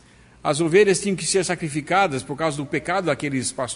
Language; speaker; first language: Portuguese; native; Portuguese